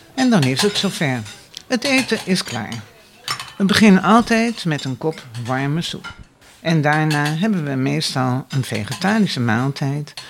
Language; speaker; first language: Dutch; native; Dutch